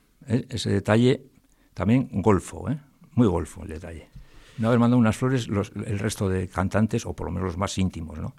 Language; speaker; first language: Spanish; native; Spanish